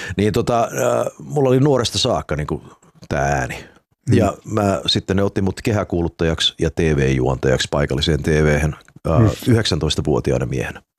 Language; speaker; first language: Finnish; early bilingual, heritage; Finnish